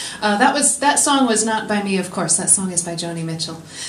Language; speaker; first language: English; native; English